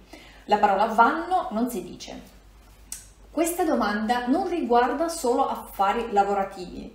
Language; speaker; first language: Italian; non-native, fluent; Russian